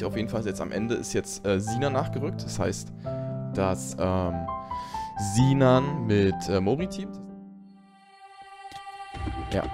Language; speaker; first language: German; native; German